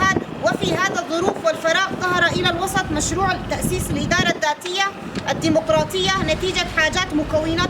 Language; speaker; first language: Arabic; non-native, local second language; Kurdish